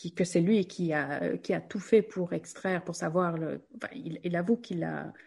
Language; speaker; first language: French; native; French